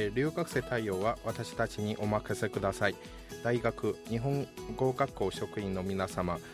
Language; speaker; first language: Japanese; non-native, fluent; Chinese